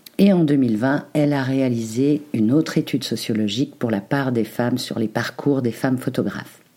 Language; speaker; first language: French; native; French